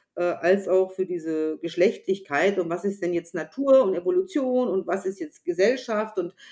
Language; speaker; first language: German; native; German